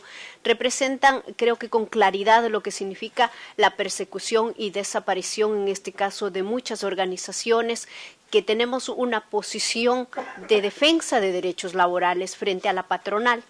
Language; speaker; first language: Spanish; native; Spanish